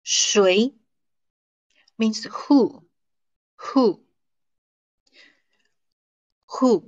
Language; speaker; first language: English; non-native, fluent; Chinese